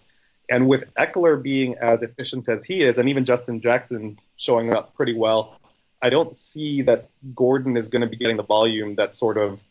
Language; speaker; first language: English; native; English